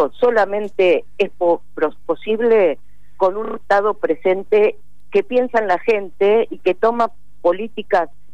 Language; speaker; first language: Spanish; native; Spanish